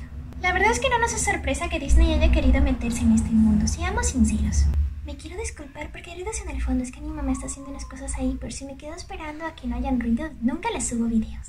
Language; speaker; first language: Spanish; native; Spanish